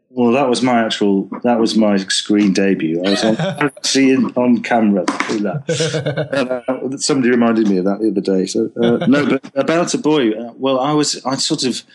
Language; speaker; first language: English; native; English